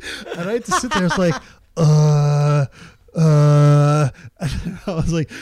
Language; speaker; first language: English; native; English